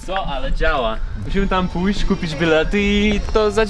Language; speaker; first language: Polish; non-native, learner; Russian